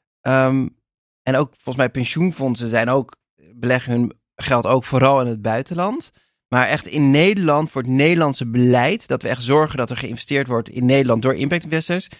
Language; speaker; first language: Dutch; native; Dutch